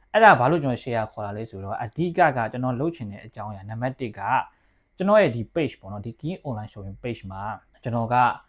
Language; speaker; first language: Burmese; native; Burmese